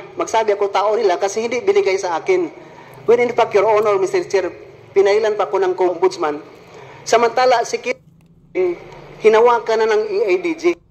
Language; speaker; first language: Filipino; non-native, local second language; Cebuano